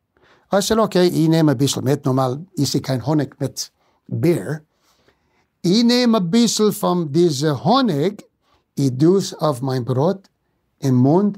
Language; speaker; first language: German; non-native, fluent; English